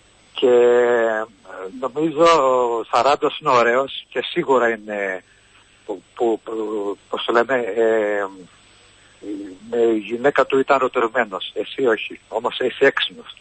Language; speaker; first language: Greek; non-native, learner; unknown